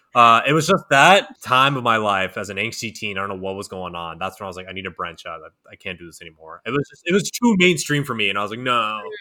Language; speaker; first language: English; native; English